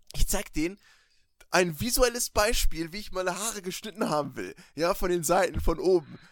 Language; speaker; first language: German; early bilingual, other home language; Turkish